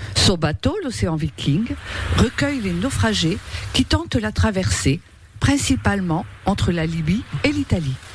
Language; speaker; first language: French; native; French